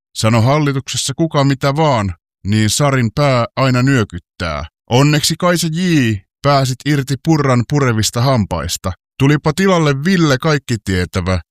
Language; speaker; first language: Finnish; native; Finnish